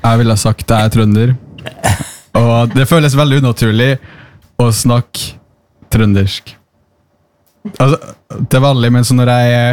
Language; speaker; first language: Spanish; non-native, fluent; Norwegian